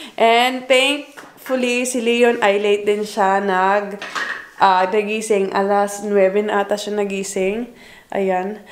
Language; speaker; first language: Filipino; native; Filipino